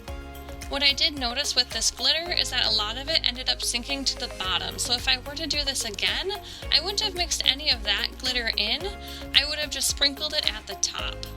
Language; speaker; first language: English; native; English